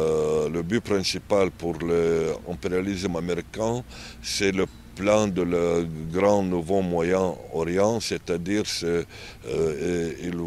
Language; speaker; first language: French; non-native, learner; Arabic